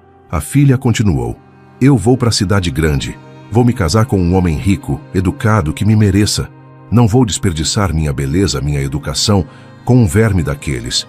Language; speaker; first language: Portuguese; native; Portuguese